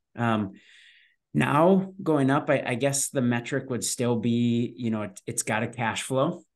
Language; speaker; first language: English; native; English